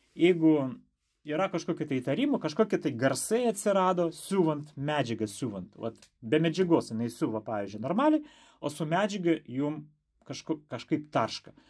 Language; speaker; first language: Lithuanian; non-native, local second language; Russian